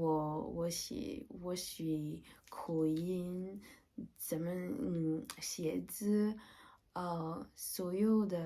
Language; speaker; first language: Chinese; non-native, learner; French